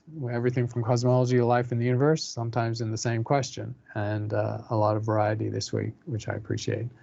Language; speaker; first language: English; native; English